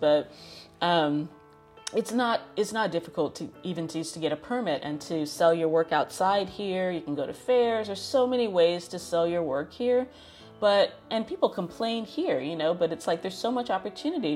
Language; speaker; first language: English; native; English